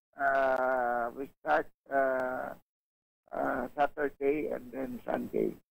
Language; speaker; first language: English; non-native, local second language; Hiligaynon